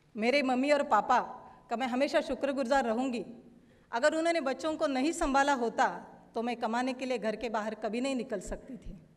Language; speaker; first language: Hindi; non-native, local second language; Marathi